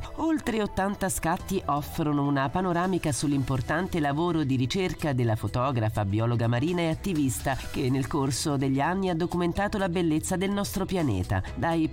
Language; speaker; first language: Italian; native; Italian